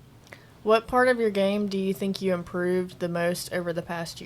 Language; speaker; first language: English; native; English